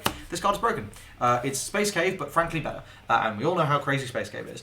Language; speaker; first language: English; native; English